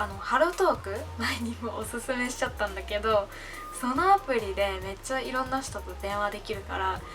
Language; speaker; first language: Japanese; non-native, fluent; English